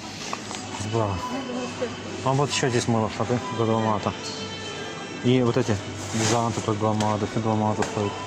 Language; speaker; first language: Russian; non-native, learner; Azerbaijani